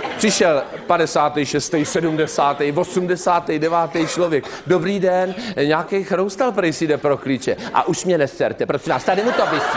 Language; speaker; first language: Czech; native; Czech